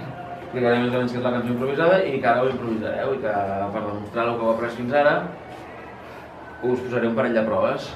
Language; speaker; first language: Catalan; native; Catalan